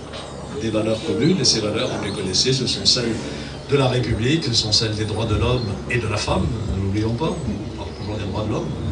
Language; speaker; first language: French; native; French